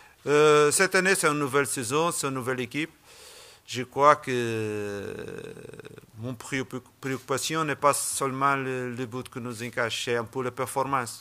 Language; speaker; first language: French; non-native, learner; Portuguese